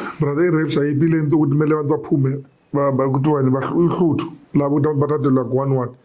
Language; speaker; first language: Zulu; native; Zulu